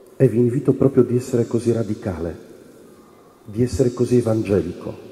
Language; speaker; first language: Italian; non-native, fluent; Polish